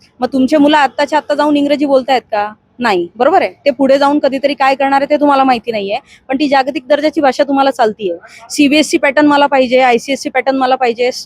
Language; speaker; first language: Marathi; non-native, local second language; Hindi